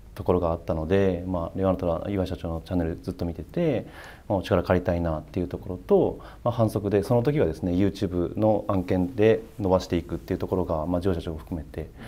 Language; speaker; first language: Japanese; native; Japanese